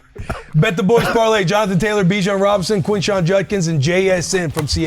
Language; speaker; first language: English; native; English